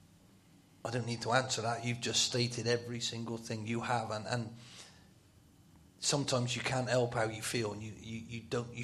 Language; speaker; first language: English; native; English